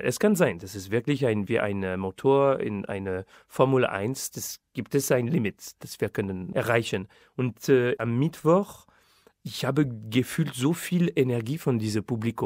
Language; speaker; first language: German; non-native, fluent; French